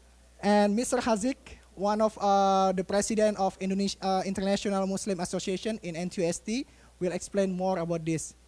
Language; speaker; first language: English; non-native, fluent; Indonesian